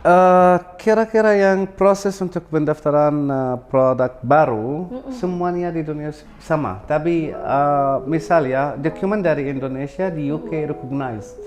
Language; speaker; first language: Indonesian; non-native, learner; Arabic